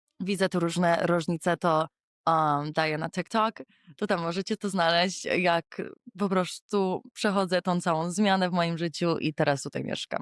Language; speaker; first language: Polish; early bilingual, heritage; English